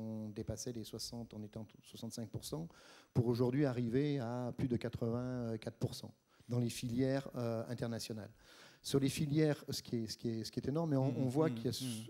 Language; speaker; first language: French; native; French